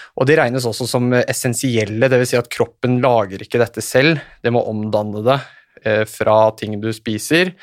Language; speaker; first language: Norwegian; native; Norwegian